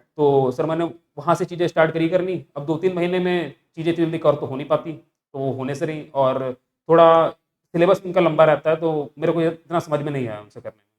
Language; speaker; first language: Hindi; native; Hindi